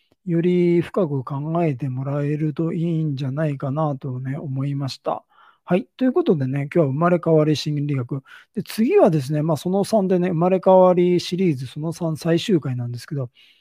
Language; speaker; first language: Japanese; native; Japanese